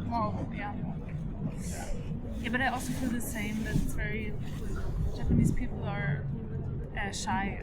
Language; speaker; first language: English; non-native, fluent; German